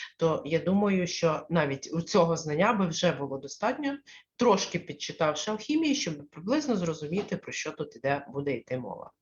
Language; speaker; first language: Ukrainian; non-native, local second language; Russian